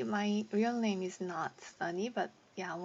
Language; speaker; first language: English; non-native, learner; Korean